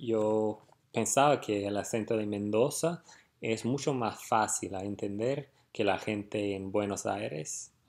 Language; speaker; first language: Spanish; non-native, fluent; English